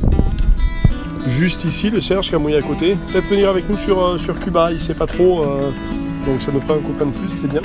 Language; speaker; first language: French; native; French